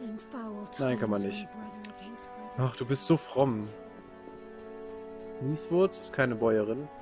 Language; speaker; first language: German; native; German